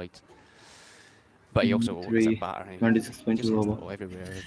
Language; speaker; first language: English; native; English